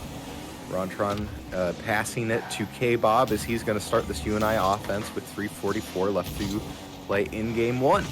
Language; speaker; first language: English; native; English